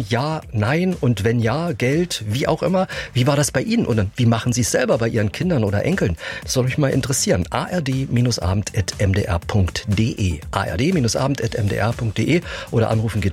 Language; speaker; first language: German; native; German